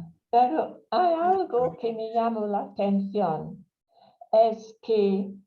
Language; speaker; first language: Spanish; non-native, fluent; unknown